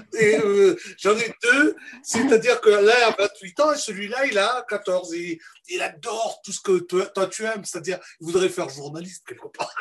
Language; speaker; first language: French; non-native, local second language; Malagasy